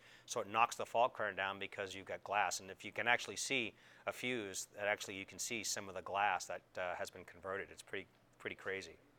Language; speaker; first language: English; native; English